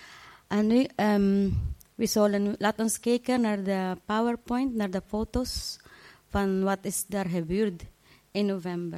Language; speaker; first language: Dutch; non-native, fluent; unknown